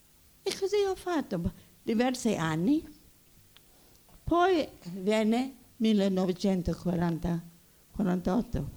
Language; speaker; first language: Italian; early bilingual, heritage; Italian